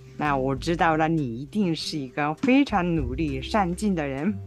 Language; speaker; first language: Chinese; non-native, fluent; Japanese